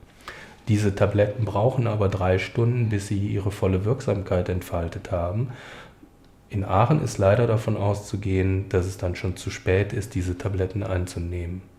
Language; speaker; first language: German; native; German